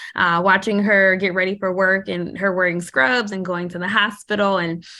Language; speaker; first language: English; native; English